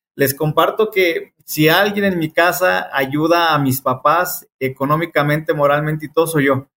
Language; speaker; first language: Spanish; native; Spanish